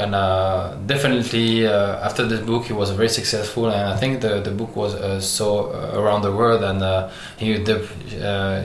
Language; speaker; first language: English; non-native, learner; French